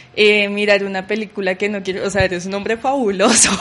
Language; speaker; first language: Spanish; non-native, fluent; Swedish